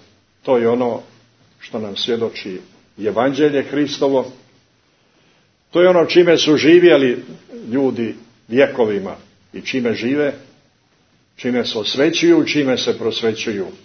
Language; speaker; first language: Croatian; native; Croatian